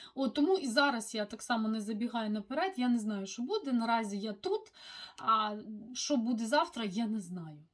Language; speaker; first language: Ukrainian; native; Ukrainian